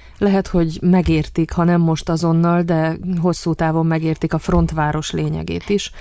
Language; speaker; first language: Hungarian; native; Hungarian